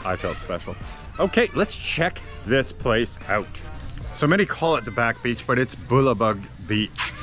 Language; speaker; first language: English; native; English